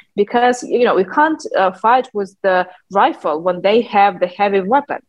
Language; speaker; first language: English; non-native, fluent; Ukrainian